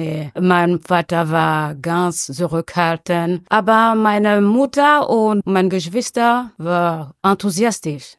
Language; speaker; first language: German; non-native, learner; French